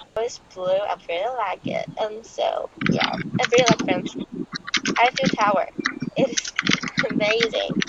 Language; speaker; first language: English; non-native, fluent; Chinese